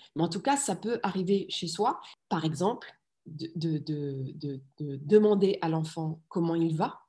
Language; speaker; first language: French; early bilingual, other home language; Riffian